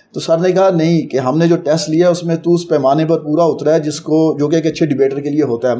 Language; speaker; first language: Urdu; non-native, local second language; Punjabi